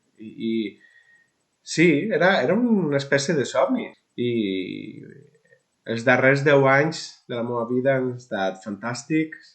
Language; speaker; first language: Catalan; non-native, local second language; Spanish